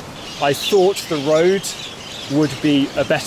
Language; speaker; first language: English; native; English